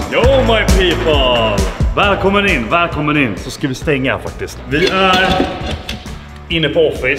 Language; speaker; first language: Swedish; native; Swedish